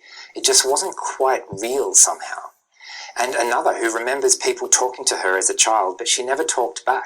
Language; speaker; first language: English; native; English